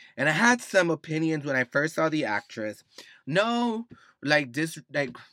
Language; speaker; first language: English; early bilingual, other home language; Spanish